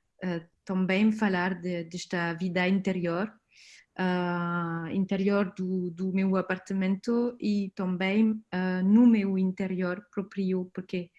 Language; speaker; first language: Portuguese; non-native, fluent; French